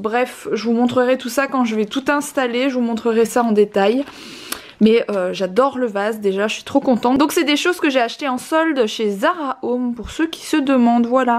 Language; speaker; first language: French; native; French